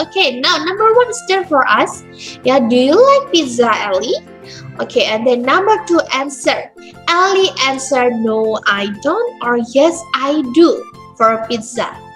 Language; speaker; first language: English; non-native, fluent; Indonesian